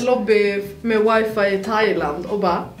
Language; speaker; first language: Swedish; native; Swedish